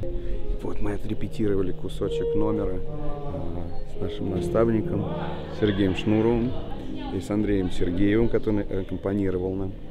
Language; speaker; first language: Russian; native; Russian